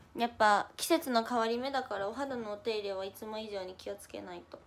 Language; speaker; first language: Japanese; native; Japanese